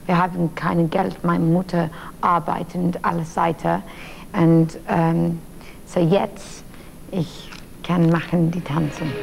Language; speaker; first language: German; non-native, learner; English